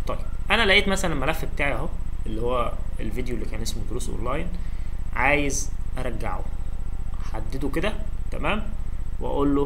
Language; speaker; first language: Arabic; native; Arabic